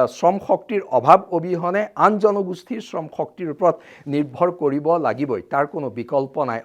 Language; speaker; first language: Assamese; native; Assamese